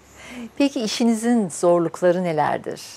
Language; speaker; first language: Turkish; native; Turkish